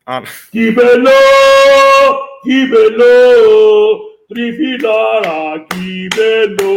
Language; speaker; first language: Greek; native; Greek